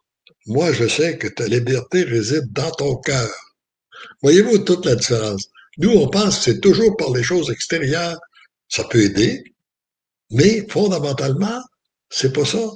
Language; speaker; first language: French; native; French